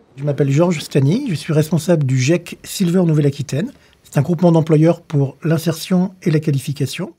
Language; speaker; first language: French; native; French